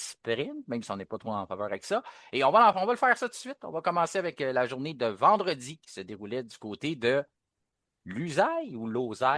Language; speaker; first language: French; native; French